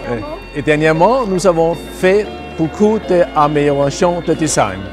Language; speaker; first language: French; non-native, learner; Danish